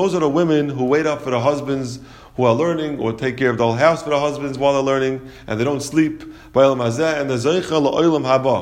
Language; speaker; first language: English; native; English